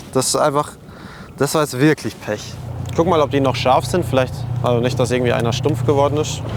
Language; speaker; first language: German; native; German